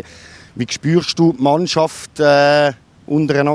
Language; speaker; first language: German; native; German